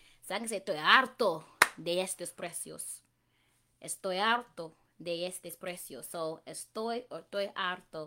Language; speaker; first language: Spanish; non-native, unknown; English